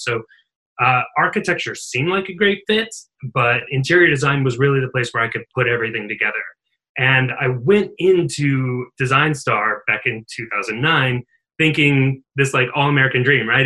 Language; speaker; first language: English; native; English